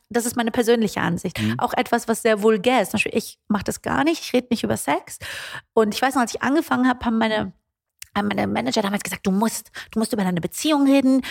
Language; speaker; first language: German; early bilingual, other home language; Persian